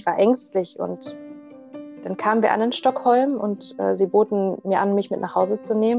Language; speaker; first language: German; native; German